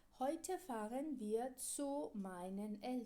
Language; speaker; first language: German; non-native, fluent; Georgian